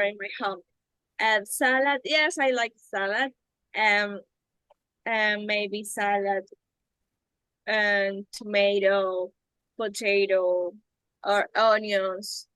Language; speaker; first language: English; non-native, learner; Spanish